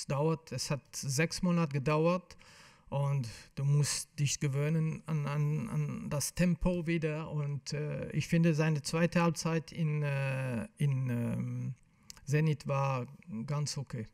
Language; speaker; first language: German; non-native, fluent; French